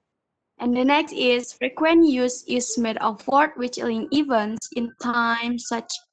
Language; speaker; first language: English; non-native, learner; Indonesian